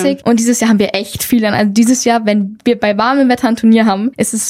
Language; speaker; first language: German; native; German